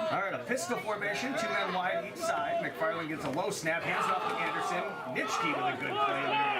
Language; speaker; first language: English; native; English